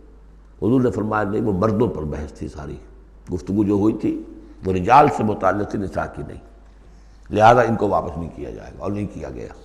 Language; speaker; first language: Urdu; native; Urdu